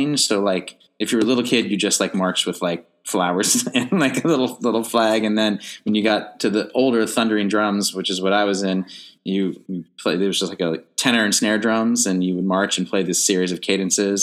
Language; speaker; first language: English; native; English